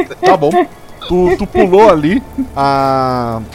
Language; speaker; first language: Portuguese; native; Portuguese